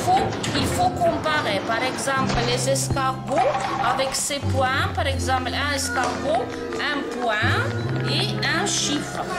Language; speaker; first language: French; non-native, fluent; Latvian